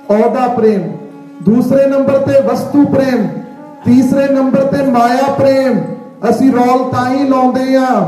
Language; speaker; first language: Punjabi; early bilingual, heritage; Punjabi